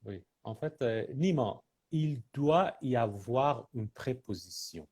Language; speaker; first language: French; non-native, fluent; Persian